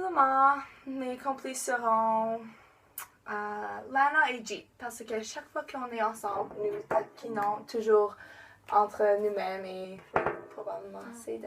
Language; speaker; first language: French; non-native, learner; English